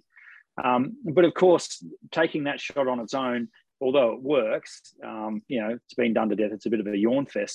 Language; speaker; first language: English; native; English